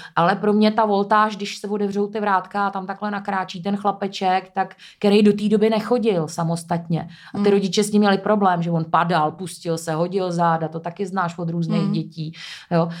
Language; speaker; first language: Czech; native; Czech